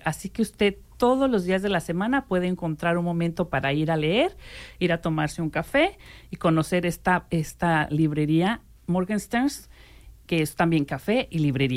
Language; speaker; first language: Spanish; native; Spanish